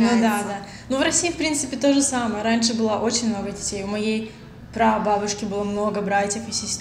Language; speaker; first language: Russian; native; Russian